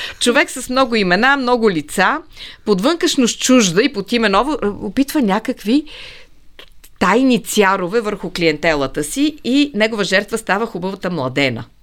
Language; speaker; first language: Bulgarian; native; Bulgarian